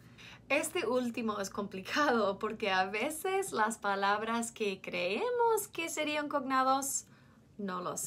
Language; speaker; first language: Spanish; non-native, fluent; English